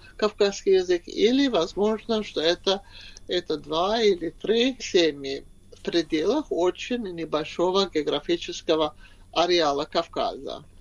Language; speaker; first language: Russian; non-native, learner; Swedish